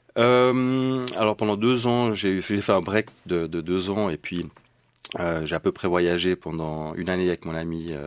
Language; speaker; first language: French; early bilingual, other home language; Swedish